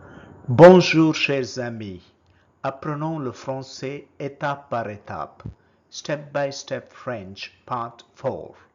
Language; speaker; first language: French; non-native, fluent; Telugu